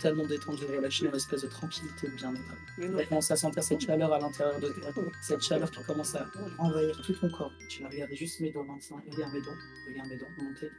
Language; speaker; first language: French; native; French